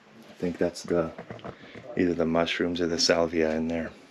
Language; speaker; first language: English; native; English